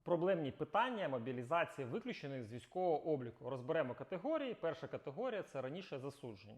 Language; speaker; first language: Ukrainian; native; Ukrainian